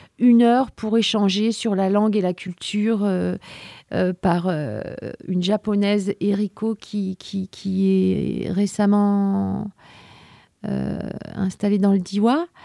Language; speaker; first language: French; native; French